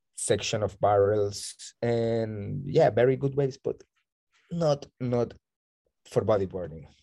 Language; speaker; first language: English; non-native, fluent; Spanish